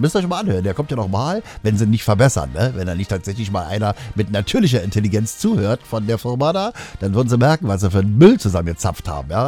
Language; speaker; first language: German; native; German